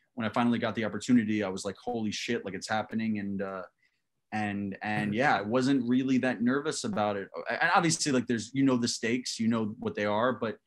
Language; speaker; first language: English; native; English